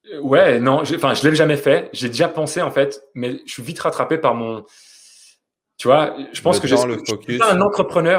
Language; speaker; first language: French; native; French